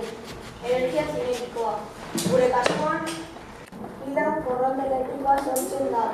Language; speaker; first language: Basque; non-native, local second language; Spanish